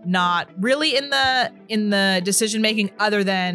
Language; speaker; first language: English; native; English